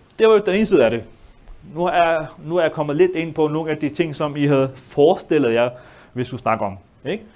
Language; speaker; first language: Danish; early bilingual, other home language; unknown